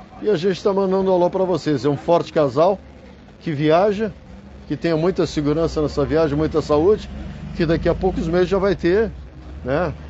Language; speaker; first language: Portuguese; native; Portuguese